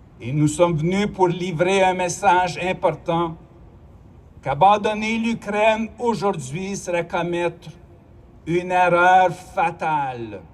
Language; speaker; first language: French; non-native, local second language; Ukrainian